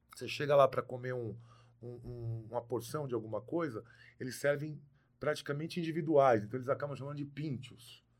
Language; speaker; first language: Portuguese; native; Portuguese